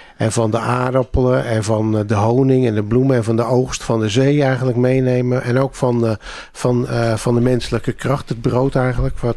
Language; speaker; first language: Dutch; native; Dutch